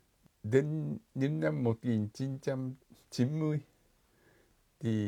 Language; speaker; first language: Vietnamese; non-native, fluent; Japanese